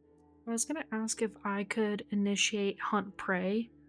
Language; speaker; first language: English; native; English